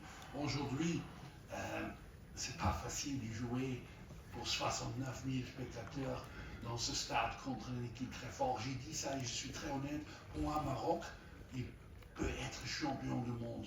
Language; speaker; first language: French; non-native, fluent; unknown